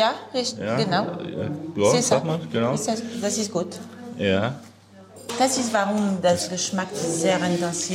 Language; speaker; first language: German; non-native, learner; French